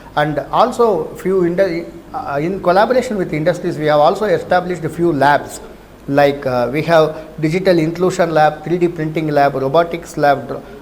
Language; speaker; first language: English; non-native, local second language; Telugu